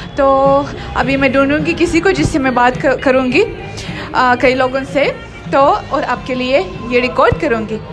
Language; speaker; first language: Hindi; non-native, fluent; Russian